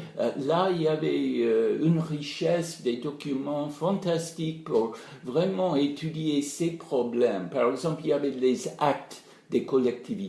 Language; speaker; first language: French; non-native, fluent; English